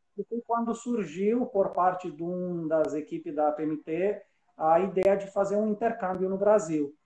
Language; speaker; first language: Portuguese; non-native, fluent; Romanian